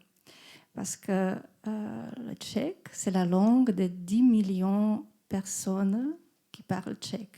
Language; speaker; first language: French; non-native, fluent; Czech